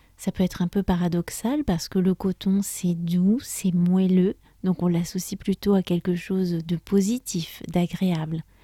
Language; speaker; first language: French; native; French